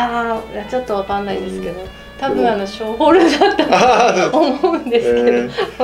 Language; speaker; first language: Japanese; native; Japanese